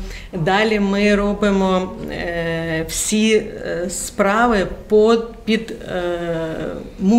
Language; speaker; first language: Ukrainian; non-native, local second language; Russian